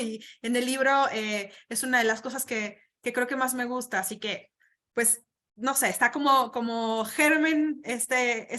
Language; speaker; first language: Spanish; native; Spanish